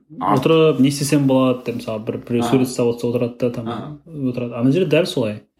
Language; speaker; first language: Kazakh; native; Kazakh